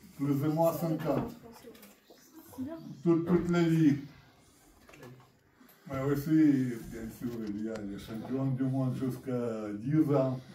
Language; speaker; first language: French; non-native, learner; Russian